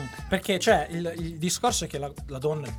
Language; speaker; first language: Italian; native; Italian